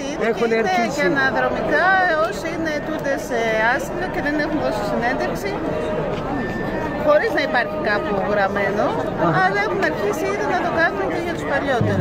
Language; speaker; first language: Greek; native; Greek